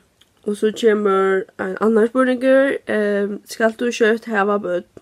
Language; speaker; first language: Norwegian; non-native, learner; Faroese